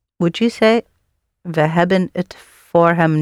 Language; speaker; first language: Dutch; non-native, learner; English